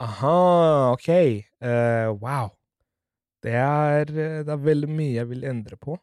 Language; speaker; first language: Norwegian; non-native, fluent; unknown